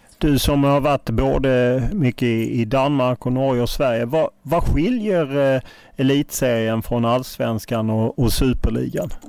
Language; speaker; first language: Swedish; native; Swedish